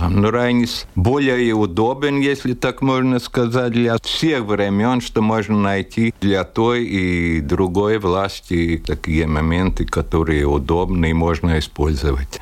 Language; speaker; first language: Russian; non-native, local second language; Latvian